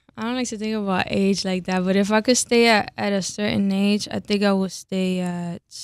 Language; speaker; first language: English; early bilingual, other home language; Spanish